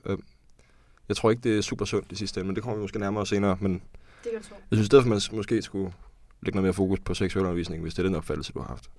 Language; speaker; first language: Danish; native; Danish